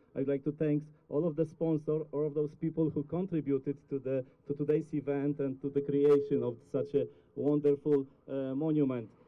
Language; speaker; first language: English; non-native, fluent; Polish